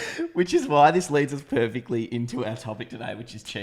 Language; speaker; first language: English; native; English